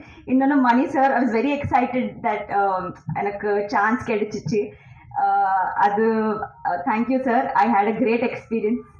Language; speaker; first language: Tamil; non-native, learner; Telugu